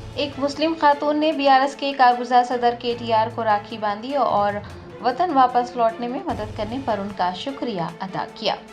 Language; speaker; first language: Urdu; native; Urdu